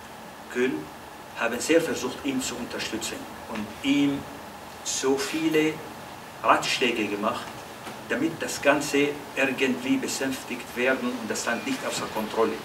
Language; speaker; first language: German; non-native, fluent; Arabic